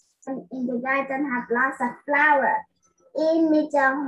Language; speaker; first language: English; non-native, learner; Vietnamese